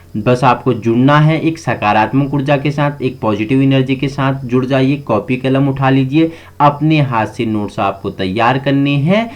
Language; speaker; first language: Hindi; native; Hindi